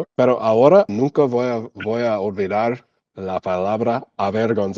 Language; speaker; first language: Spanish; non-native, learner; English